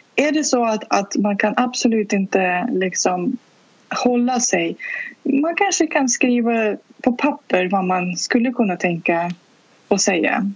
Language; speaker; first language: Swedish; non-native, fluent; Russian